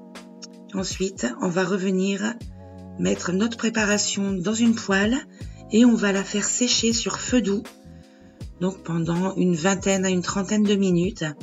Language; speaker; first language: French; native; French